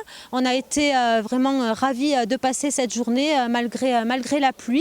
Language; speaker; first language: French; native; French